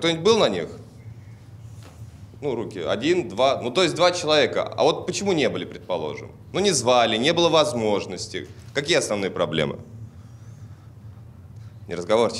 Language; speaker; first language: Russian; native; Russian